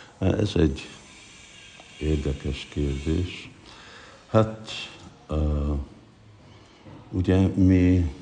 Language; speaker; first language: Hungarian; early bilingual, heritage; Hungarian